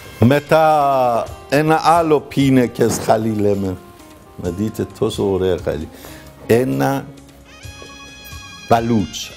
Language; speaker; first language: Greek; non-native, learner; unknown